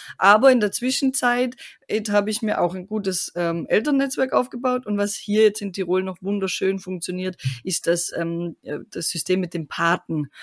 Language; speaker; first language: German; native; German